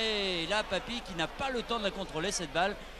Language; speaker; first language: French; native; French